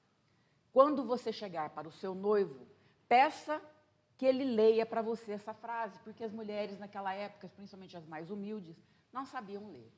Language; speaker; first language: Portuguese; native; Portuguese